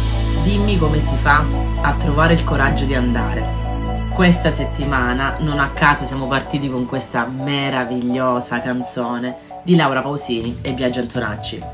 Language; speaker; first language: Italian; native; Italian